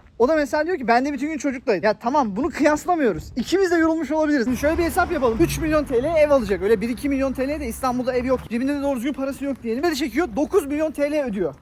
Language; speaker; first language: Turkish; native; Turkish